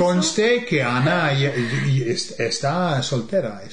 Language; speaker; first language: Spanish; non-native, fluent; English